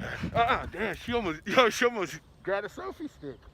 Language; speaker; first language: English; native; English